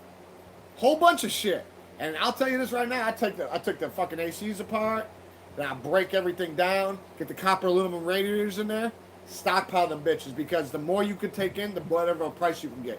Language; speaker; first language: English; native; English